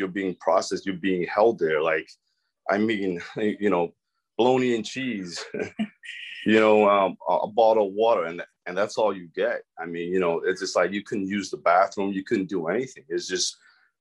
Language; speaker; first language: English; early bilingual, other home language; Khmer